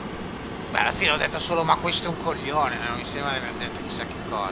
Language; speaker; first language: Italian; native; Italian